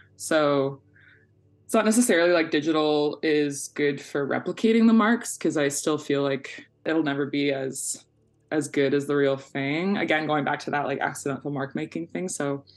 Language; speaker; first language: English; native; English